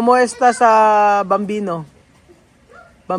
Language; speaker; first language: Spanish; non-native, learner; Filipino